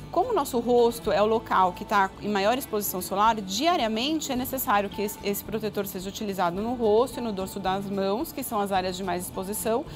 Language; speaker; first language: Portuguese; native; Portuguese